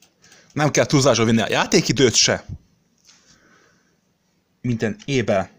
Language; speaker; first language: Hungarian; non-native, learner; Serbian